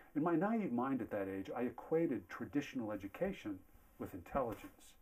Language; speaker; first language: English; native; English